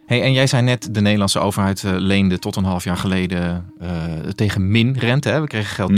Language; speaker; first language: Dutch; native; Dutch